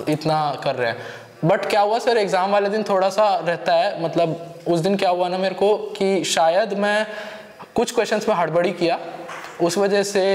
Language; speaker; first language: Hindi; native; Hindi